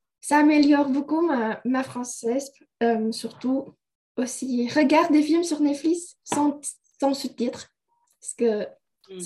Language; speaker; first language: French; non-native, learner; Indonesian